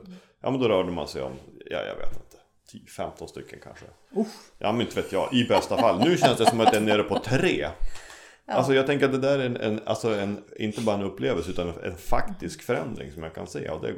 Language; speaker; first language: Swedish; native; Swedish